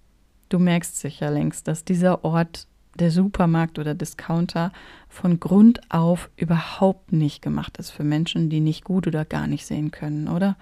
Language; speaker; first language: German; native; German